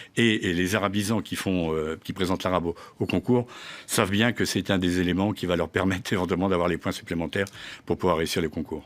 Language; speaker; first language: French; native; French